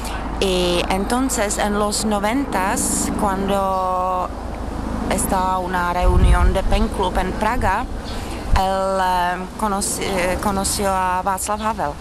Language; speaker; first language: Spanish; non-native, fluent; Czech